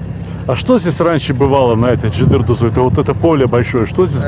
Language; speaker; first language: Russian; native; Russian